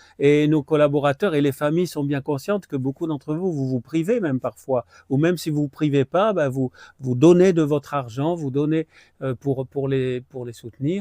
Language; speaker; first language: French; native; French